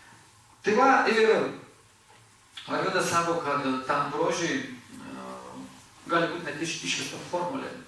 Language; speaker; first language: Lithuanian; native; Lithuanian